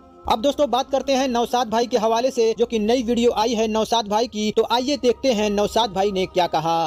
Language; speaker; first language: Hindi; native; Hindi